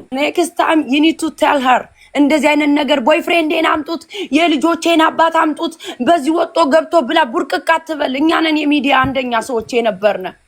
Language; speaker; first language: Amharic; native; Amharic